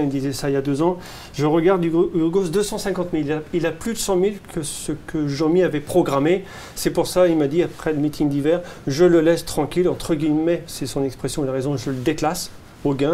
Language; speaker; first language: French; native; French